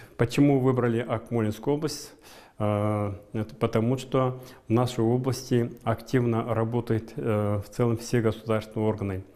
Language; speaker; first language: Russian; non-native, local second language; Kazakh